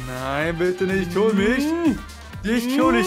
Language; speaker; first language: German; native; German